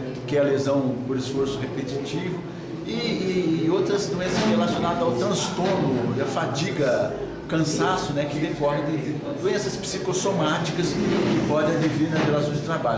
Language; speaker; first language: Portuguese; native; Portuguese